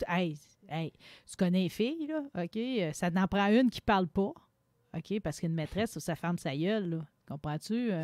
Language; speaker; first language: French; native; French